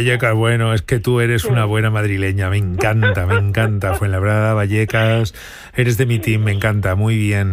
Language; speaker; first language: Spanish; native; Spanish